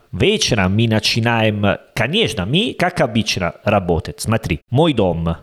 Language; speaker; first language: Russian; non-native, learner; Italian